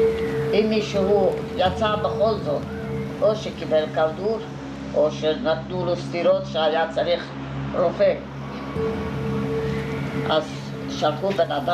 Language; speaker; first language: Hebrew; non-native, fluent; Hungarian